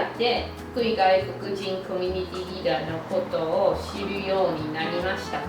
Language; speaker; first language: Japanese; non-native, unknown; English